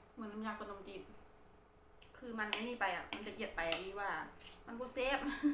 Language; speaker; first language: Thai; non-native, local second language; Khmer